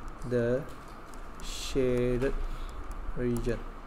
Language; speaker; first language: English; non-native, local second language; Chinese